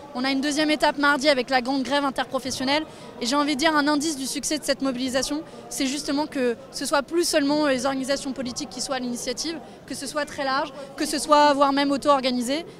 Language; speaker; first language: French; native; French